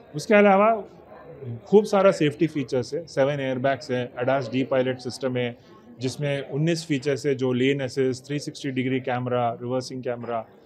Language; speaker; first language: Hindi; non-native, local second language; Gujarati